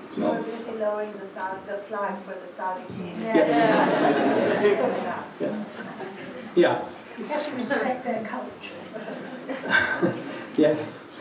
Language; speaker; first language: English; non-native, fluent; Persian